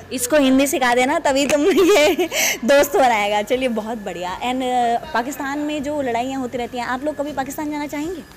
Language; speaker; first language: Hindi; native; Hindi